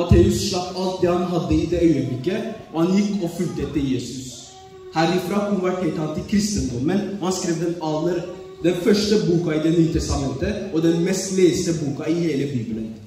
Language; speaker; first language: Norwegian; early bilingual, other home language; Oromo